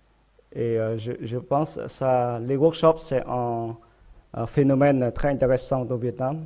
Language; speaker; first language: French; non-native, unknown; Vietnamese